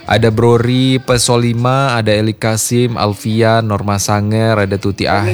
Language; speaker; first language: Indonesian; native; Indonesian